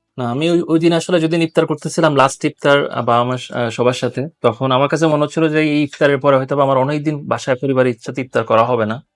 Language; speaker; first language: Bangla; native; Bangla